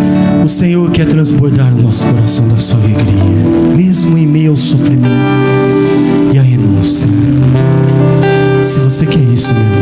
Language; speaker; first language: Portuguese; native; Portuguese